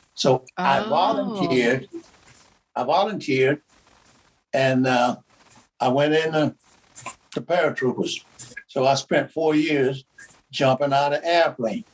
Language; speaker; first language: English; native; English